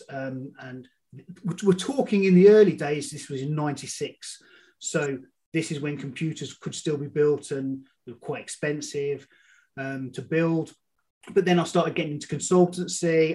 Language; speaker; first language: English; native; English